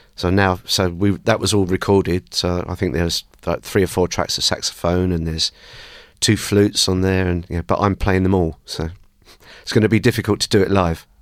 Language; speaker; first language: English; native; English